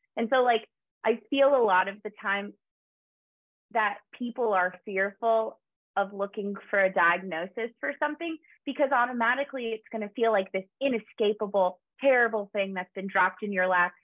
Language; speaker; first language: English; native; English